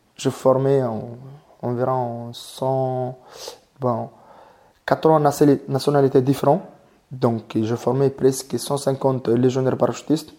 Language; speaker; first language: French; non-native, learner; Mongolian